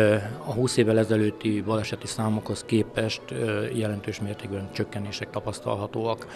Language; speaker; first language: Hungarian; native; Hungarian